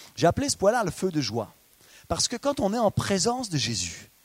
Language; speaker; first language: French; native; French